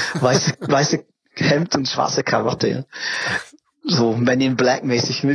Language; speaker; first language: German; non-native, fluent; English